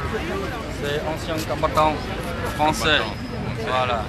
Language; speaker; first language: French; non-native, learner; Khmer